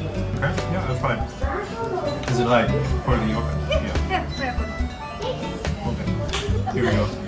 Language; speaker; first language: English; non-native, fluent; German